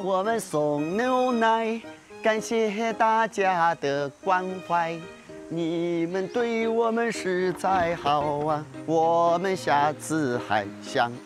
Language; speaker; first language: Chinese; native; Chinese